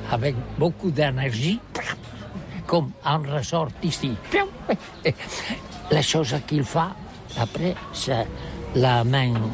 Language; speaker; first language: French; non-native, learner; Catalan